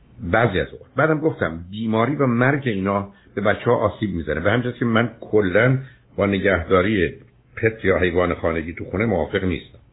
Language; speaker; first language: Persian; native; Persian